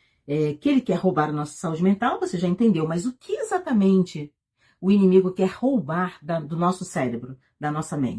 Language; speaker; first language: Portuguese; native; Portuguese